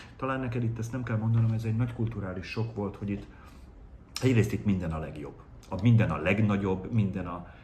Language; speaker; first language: Hungarian; native; Hungarian